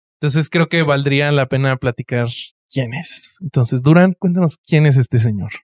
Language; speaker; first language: Spanish; native; Spanish